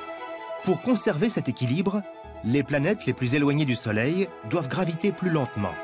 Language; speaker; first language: French; native; French